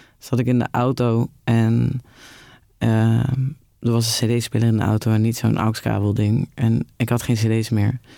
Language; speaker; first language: Dutch; native; Dutch